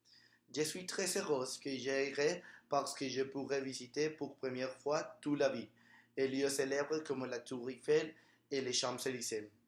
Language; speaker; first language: French; non-native, learner; Spanish